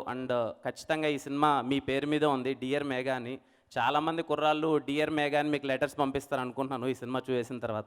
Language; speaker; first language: Telugu; native; Telugu